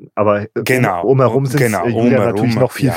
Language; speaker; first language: German; native; German